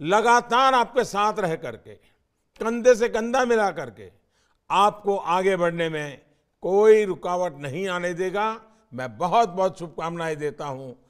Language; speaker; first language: Hindi; non-native, local second language; Gujarati